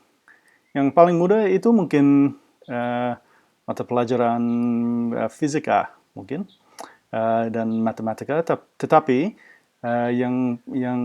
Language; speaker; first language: Indonesian; non-native, fluent; English